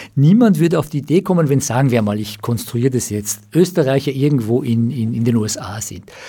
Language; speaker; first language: German; early bilingual, other home language; Persian